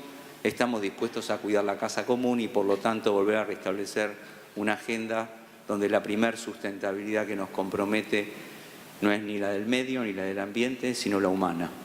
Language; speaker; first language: Spanish; native; Spanish